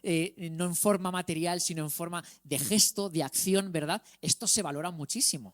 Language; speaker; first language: Spanish; native; Spanish